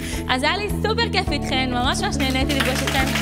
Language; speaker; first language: Hebrew; native; Hebrew